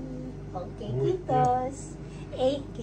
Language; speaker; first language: Finnish; non-native, learner; Filipino